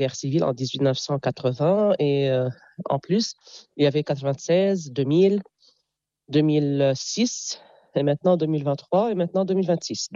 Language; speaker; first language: French; non-native, local second language; Arabic